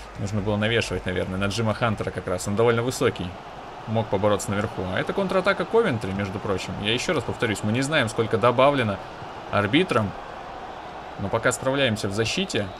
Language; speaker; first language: Russian; native; Russian